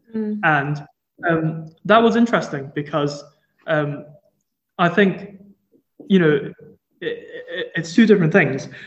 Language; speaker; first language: English; non-native, local second language; Cantonese